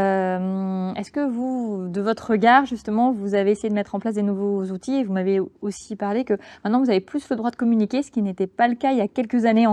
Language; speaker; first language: French; native; French